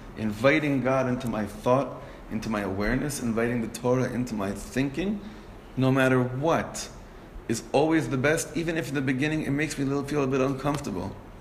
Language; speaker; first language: English; native; English